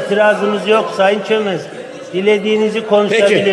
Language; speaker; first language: Turkish; native; Turkish